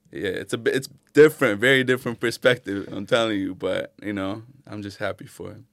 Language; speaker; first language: English; early bilingual, other home language; Arabic